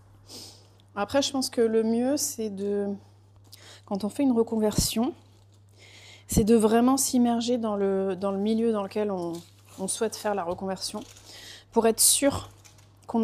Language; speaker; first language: French; native; French